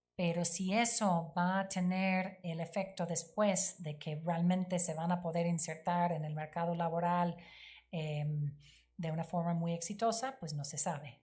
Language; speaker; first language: Spanish; non-native, fluent; English